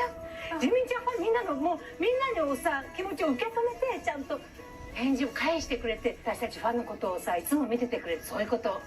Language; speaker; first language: Japanese; native; Japanese